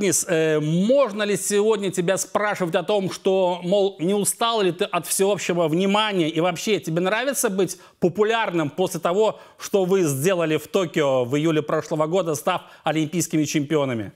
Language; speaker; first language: Russian; native; Russian